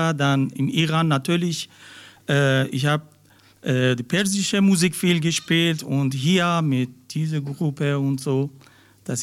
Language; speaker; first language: German; non-native, learner; Persian